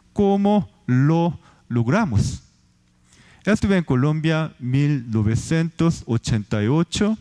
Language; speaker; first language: Spanish; non-native, fluent; Korean